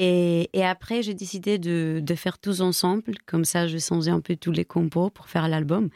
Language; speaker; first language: French; non-native, fluent; Greek